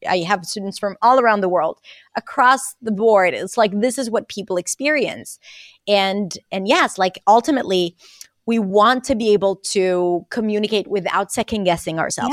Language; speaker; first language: English; non-native, fluent; Hebrew